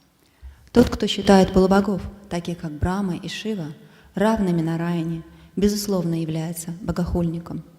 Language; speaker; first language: Russian; native; Russian